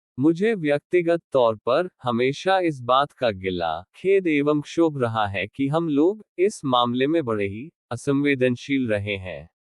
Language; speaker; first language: Hindi; non-native, local second language; Marathi